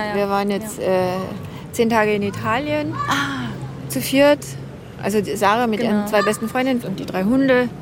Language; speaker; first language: German; native; German